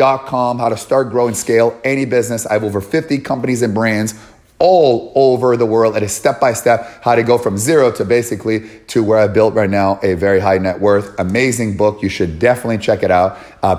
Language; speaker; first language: English; native; English